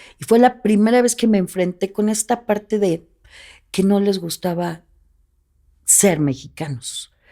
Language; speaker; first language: Spanish; native; Spanish